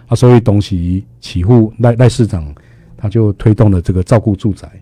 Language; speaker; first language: Chinese; native; Chinese